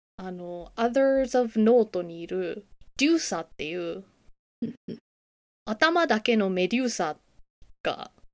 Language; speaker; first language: Japanese; native; Japanese